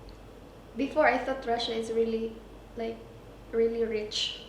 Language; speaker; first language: English; non-native, local second language; Cebuano